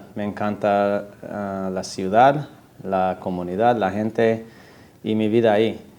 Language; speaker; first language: Spanish; non-native, fluent; English